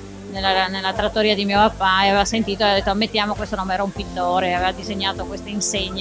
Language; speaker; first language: Italian; native; Italian